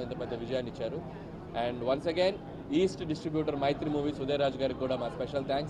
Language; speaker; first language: Telugu; native; Telugu